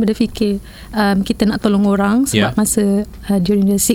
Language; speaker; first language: English; non-native, local second language; Malay